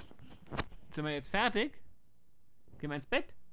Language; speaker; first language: German; native; German